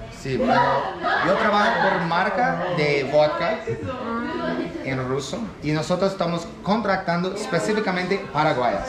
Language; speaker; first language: Spanish; non-native, learner; Portuguese